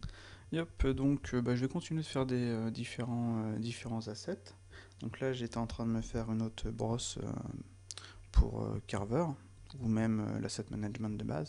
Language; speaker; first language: French; native; French